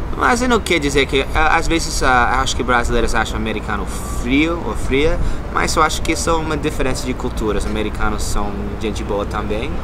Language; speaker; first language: Portuguese; non-native, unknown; English